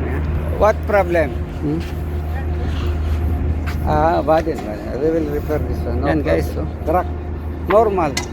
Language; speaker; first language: English; non-native, learner; Filipino